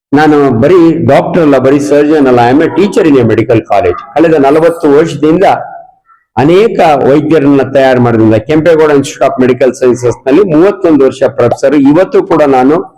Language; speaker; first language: Kannada; native; Kannada